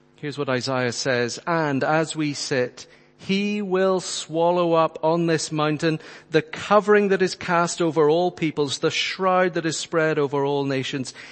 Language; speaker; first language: English; native; English